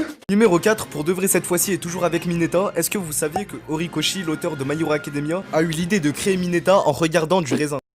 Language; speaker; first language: French; native; French